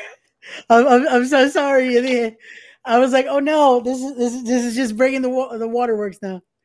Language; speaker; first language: English; early bilingual, other home language; Spanish